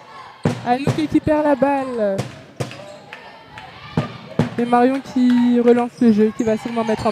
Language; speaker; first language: French; native; French